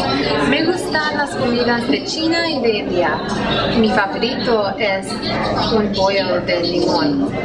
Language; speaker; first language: Spanish; non-native, learner; English